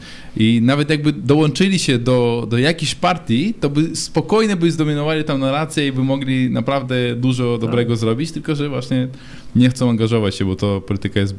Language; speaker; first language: Polish; non-native, fluent; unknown